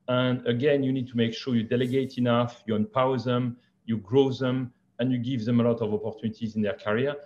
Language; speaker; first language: English; non-native, fluent; French